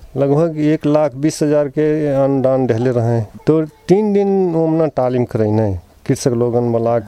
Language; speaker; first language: Hindi; non-native, local second language; Dangaura Tharu